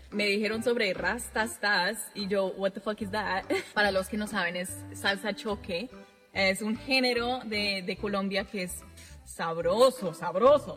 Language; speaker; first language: Spanish; non-native, fluent; English